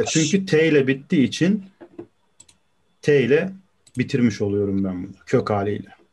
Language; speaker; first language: Turkish; native; Turkish